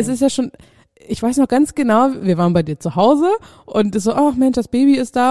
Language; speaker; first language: German; native; German